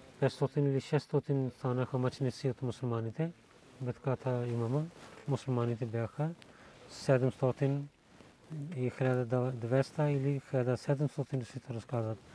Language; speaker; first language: Bulgarian; non-native, learner; Urdu